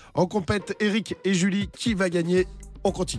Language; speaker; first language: French; native; French